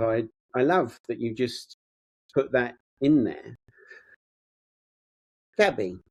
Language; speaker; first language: English; native; English